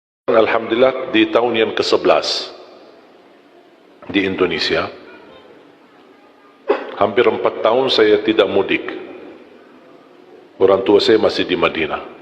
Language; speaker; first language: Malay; non-native, fluent; Arabic